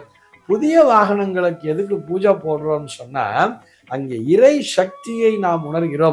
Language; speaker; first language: Tamil; native; Tamil